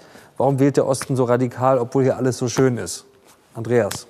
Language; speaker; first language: German; native; German